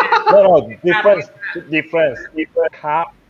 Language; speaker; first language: English; non-native, learner; Cantonese